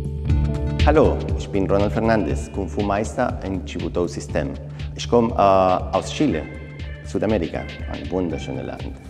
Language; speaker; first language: German; non-native, fluent; Spanish